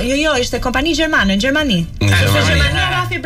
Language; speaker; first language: Albanian; native; Albanian